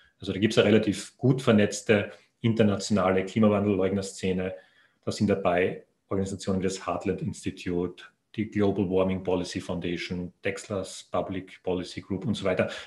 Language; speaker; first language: German; native; German